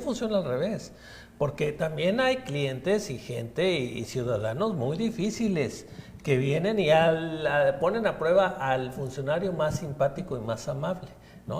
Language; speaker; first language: Spanish; native; Spanish